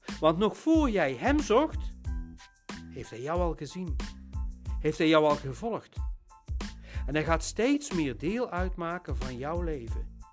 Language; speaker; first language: Dutch; native; Dutch